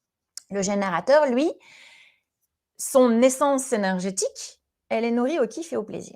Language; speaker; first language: French; native; French